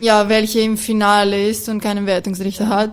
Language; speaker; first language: German; non-native, fluent; Greek